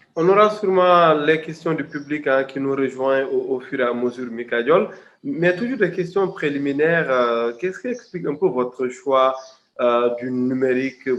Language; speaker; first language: French; non-native, local second language; Wolof